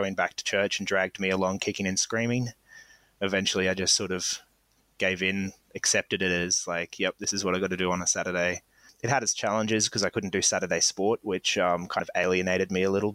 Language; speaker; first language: English; native; English